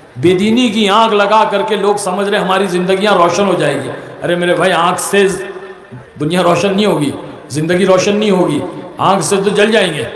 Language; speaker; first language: Urdu; native; Urdu